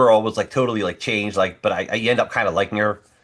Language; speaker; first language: English; native; English